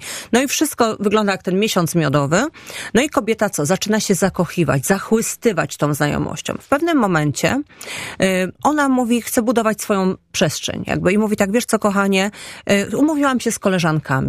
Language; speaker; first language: Polish; native; Polish